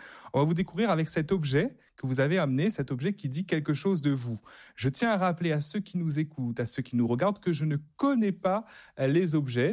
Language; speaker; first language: French; native; French